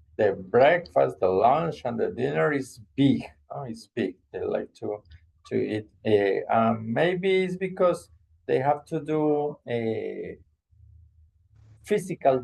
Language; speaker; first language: English; non-native, fluent; Spanish